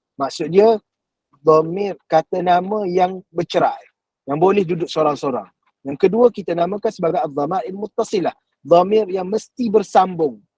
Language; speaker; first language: Malay; native; Malay